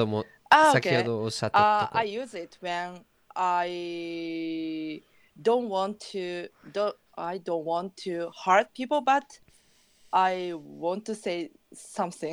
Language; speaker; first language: English; non-native, learner; Japanese